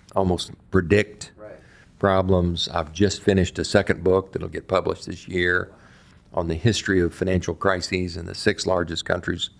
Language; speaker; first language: English; native; English